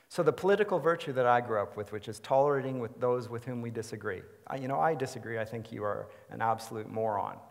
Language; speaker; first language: English; native; English